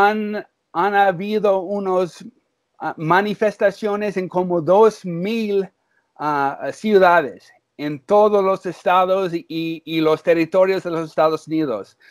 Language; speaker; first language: Spanish; early bilingual, heritage; English